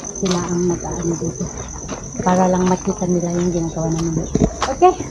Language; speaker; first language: Filipino; non-native, local second language; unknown